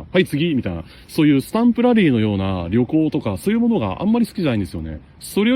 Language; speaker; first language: Japanese; native; Japanese